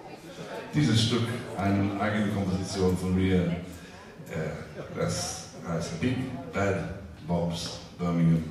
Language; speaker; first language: German; non-native, learner; English